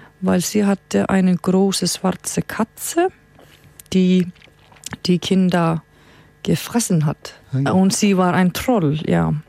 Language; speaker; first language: German; non-native, fluent; Icelandic